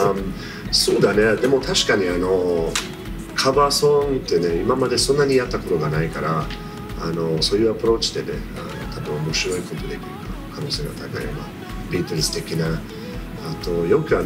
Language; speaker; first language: Japanese; non-native, fluent; English